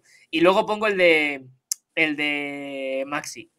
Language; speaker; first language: Spanish; native; Spanish